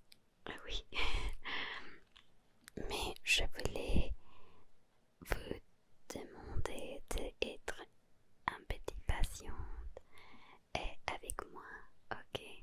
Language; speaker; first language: French; non-native, learner; Spanish